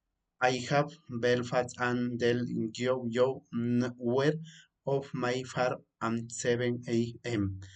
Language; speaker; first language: English; non-native, learner; Spanish